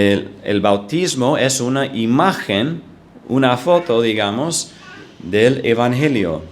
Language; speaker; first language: Spanish; non-native, fluent; English